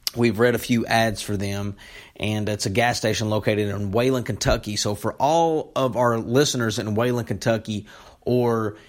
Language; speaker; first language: English; native; English